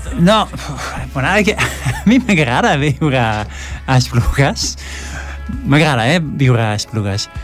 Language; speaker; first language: Catalan; non-native, fluent; Dutch